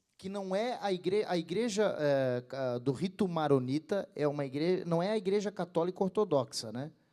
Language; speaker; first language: Portuguese; native; Portuguese